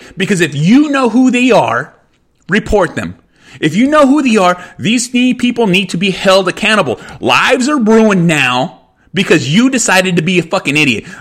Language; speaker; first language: English; early bilingual, other home language; Spanish